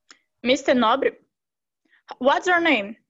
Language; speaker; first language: English; non-native, learner; Portuguese